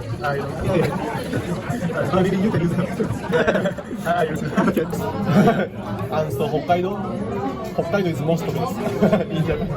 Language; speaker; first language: English; non-native, learner; Japanese